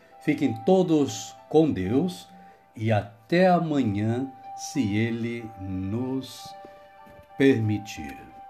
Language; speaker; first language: Portuguese; native; Portuguese